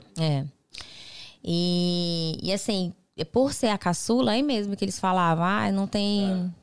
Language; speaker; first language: Portuguese; native; Portuguese